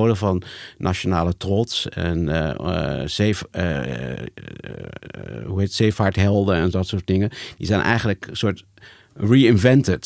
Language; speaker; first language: Dutch; native; Dutch